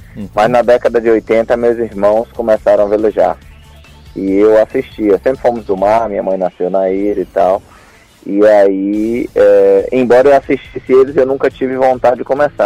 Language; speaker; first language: Portuguese; native; Portuguese